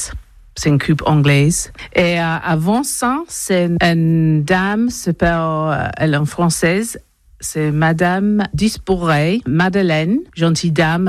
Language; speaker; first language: French; non-native, learner; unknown